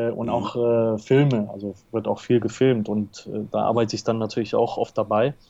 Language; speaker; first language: German; early bilingual, heritage; Spanish